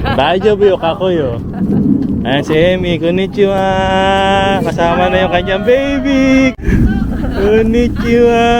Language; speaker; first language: Filipino; native; Filipino